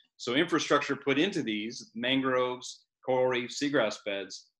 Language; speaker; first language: English; native; English